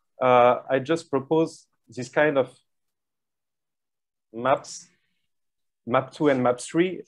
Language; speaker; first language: English; non-native, fluent; French